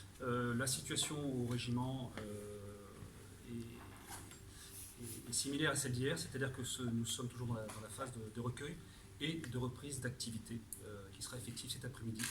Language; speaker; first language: French; native; French